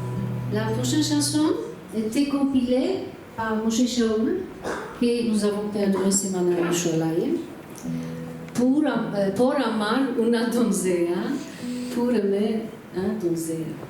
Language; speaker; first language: French; non-native, learner; Turkish